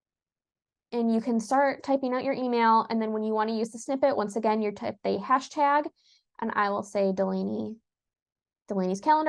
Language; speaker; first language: English; native; English